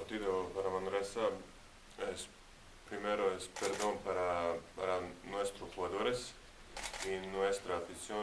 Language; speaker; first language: Spanish; non-native, learner; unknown